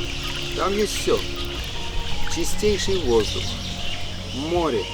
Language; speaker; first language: Russian; native; Russian